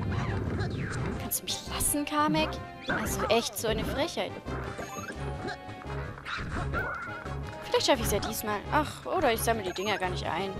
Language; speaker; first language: German; native; German